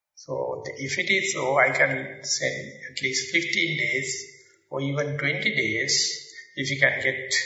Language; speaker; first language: English; non-native, local second language; Sinhala